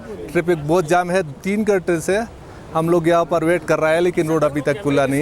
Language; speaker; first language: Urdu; non-native, local second language; Pashto